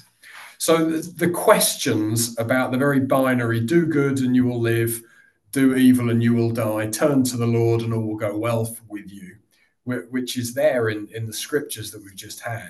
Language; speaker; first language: English; native; English